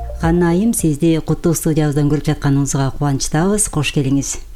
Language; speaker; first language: Kyrgyz; native; Kyrgyz